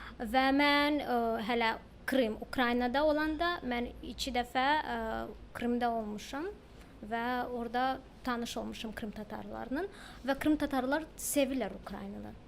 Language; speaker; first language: Azerbaijani; early bilingual, heritage; Azerbaijani